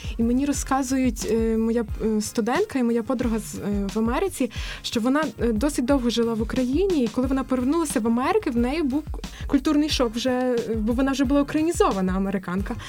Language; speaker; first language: Ukrainian; native; Ukrainian